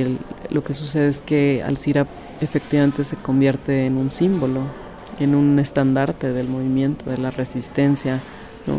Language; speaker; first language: Spanish; native; Spanish